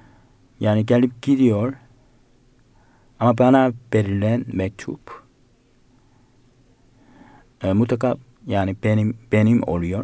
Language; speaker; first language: Turkish; non-native, fluent; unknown